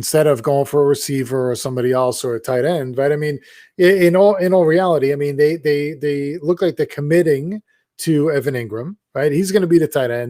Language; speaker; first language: English; native; English